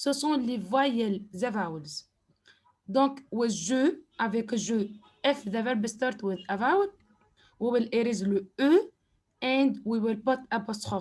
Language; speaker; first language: French; non-native, fluent; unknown